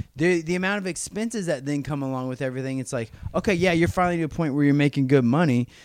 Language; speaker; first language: English; native; English